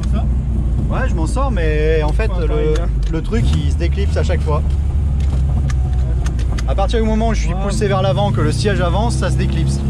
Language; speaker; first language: French; native; French